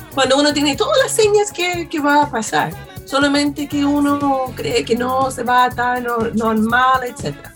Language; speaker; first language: Spanish; non-native, fluent; English